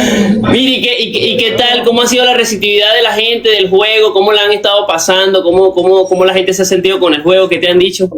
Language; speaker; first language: Spanish; native; Spanish